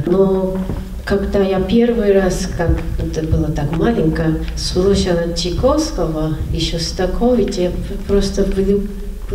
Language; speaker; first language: Russian; non-native, learner; Japanese